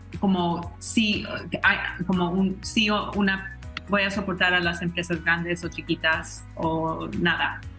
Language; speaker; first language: Spanish; early bilingual, heritage; Spanish